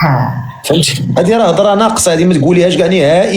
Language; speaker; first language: Arabic; native; Arabic